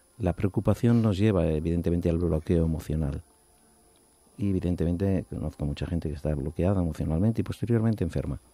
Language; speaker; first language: Spanish; non-native, local second language; Catalan